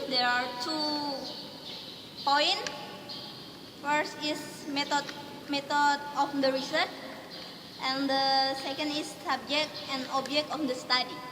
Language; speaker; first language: English; non-native, learner; Indonesian